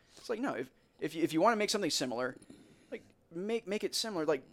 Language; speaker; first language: English; native; English